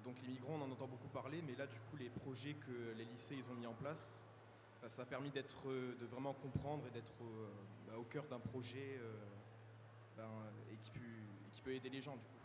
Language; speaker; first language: French; native; French